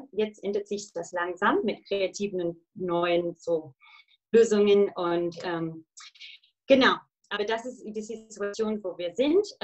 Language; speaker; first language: German; non-native, fluent; English